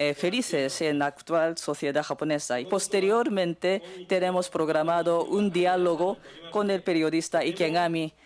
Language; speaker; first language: Spanish; non-native, fluent; Japanese